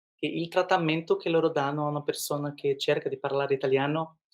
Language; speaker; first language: Italian; non-native, fluent; Portuguese